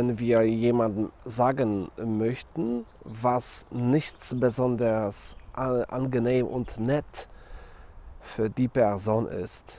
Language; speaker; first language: German; non-native, fluent; Polish